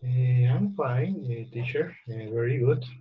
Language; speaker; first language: English; non-native, learner; Spanish